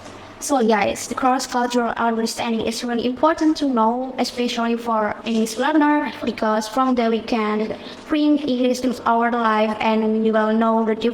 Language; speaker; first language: English; non-native, fluent; Indonesian